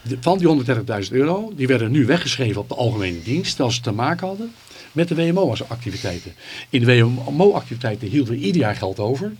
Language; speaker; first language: Dutch; native; Dutch